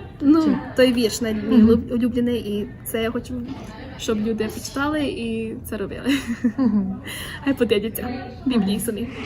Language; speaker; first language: Ukrainian; early bilingual, other home language; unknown